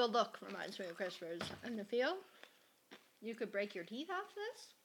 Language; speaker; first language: English; native; English